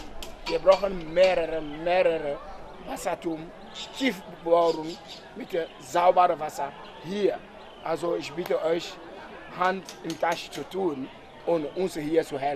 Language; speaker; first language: German; non-native, learner; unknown